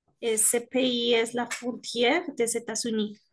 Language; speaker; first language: French; non-native, learner; Spanish